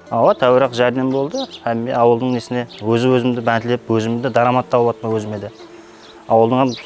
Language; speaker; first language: Uzbek; non-native, local second language; Kara-Kalpak